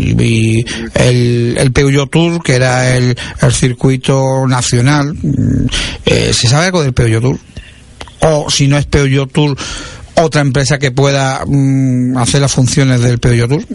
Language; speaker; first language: Spanish; native; Spanish